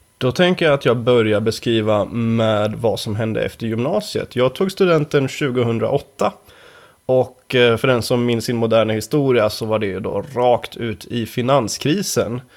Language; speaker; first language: Swedish; native; Swedish